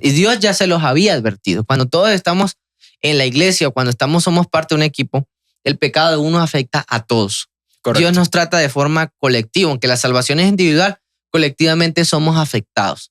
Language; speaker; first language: Spanish; native; Spanish